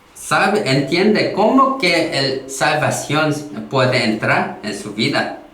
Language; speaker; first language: Spanish; non-native, learner; Korean